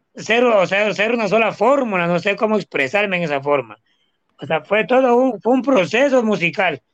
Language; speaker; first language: Spanish; native; Spanish